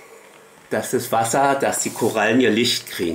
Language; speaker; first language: German; native; German